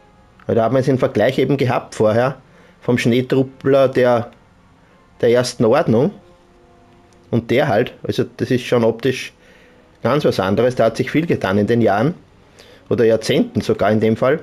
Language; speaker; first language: German; native; German